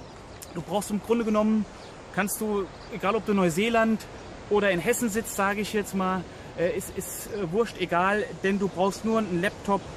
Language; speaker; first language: German; native; German